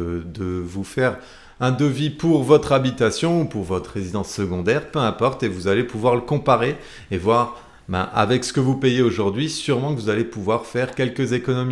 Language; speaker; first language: French; native; French